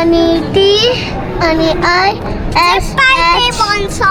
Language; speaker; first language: Nepali; early bilingual, heritage; Nepali